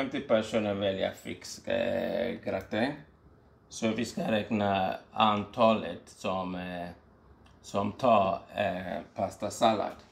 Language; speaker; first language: Swedish; non-native, fluent; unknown